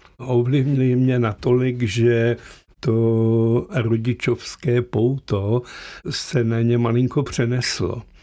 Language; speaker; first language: Czech; early bilingual, other home language; Slovenian